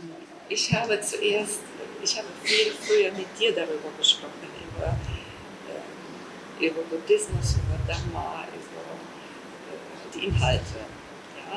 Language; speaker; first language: German; non-native, fluent; Polish